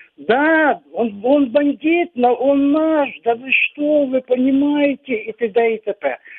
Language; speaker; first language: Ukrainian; native; Ukrainian